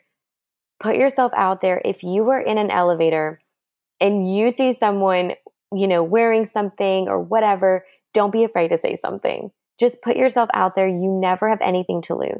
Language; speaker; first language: English; non-native, fluent; French